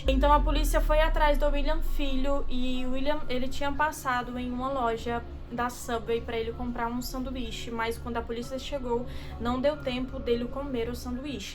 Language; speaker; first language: Portuguese; native; Portuguese